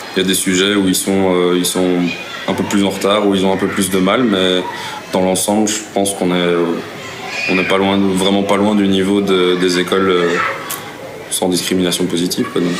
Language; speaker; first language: French; native; French